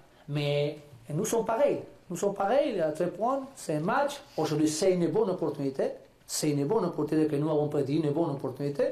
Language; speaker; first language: French; non-native, learner; Spanish